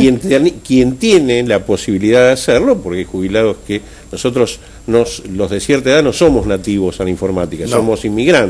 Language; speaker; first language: Spanish; native; Spanish